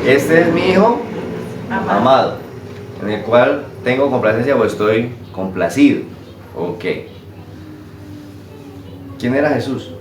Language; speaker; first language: Spanish; native; Spanish